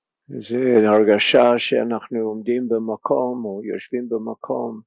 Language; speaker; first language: Hebrew; non-native, fluent; English